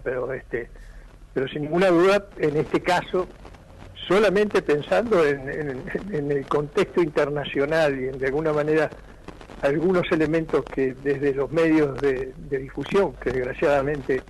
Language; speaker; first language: Spanish; native; Spanish